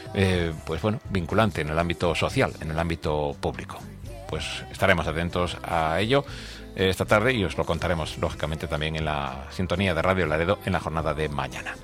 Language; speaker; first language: Spanish; native; Spanish